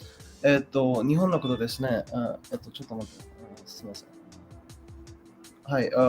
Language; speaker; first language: Japanese; non-native, learner; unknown